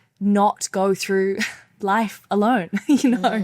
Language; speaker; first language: English; native; English